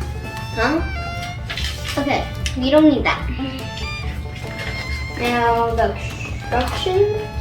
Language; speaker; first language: English; native; English